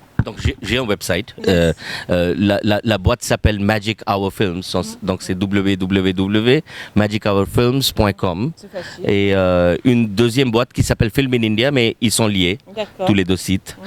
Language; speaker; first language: French; non-native, fluent; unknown